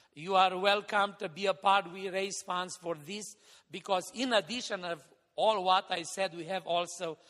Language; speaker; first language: English; non-native, fluent; Romanian